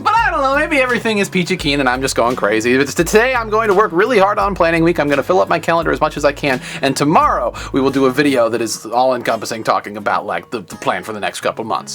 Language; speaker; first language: English; native; English